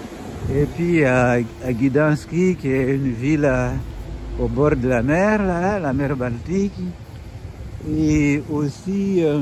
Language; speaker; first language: French; non-native, fluent; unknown